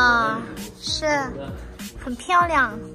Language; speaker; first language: Chinese; non-native, learner; Vietnamese